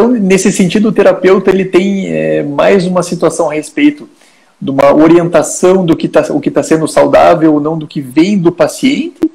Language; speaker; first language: Portuguese; native; Portuguese